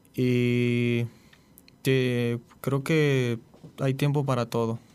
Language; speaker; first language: Spanish; native; Spanish